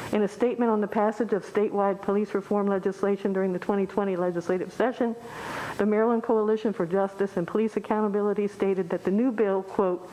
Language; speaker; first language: English; native; English